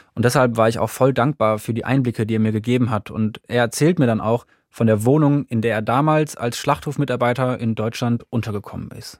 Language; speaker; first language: German; native; German